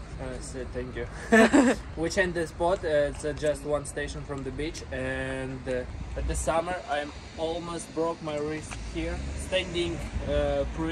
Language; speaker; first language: English; non-native, fluent; Russian